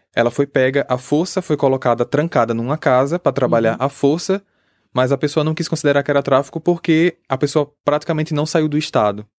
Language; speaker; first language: Portuguese; native; Portuguese